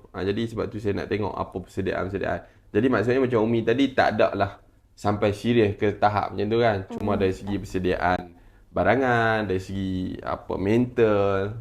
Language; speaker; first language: Malay; native; Malay